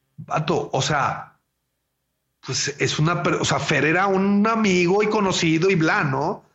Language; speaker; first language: Spanish; native; Spanish